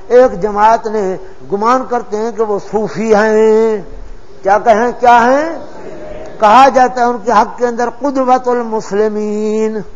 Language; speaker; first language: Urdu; non-native, local second language; Saraiki